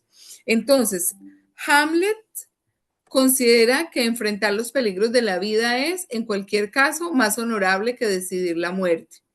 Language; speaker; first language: Spanish; native; Spanish